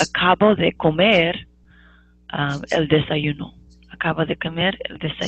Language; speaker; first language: Spanish; non-native, fluent; English